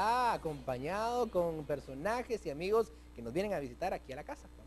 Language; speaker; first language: Spanish; native; Spanish